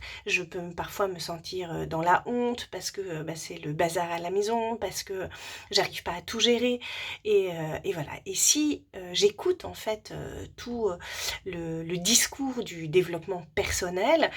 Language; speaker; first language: French; native; French